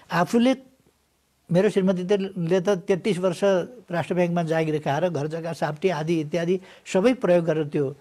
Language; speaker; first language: Nepali; native; Nepali